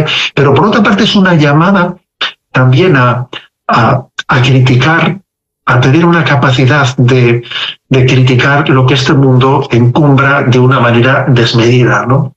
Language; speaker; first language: Spanish; native; Spanish